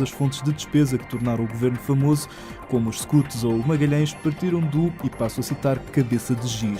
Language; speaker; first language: Portuguese; native; Portuguese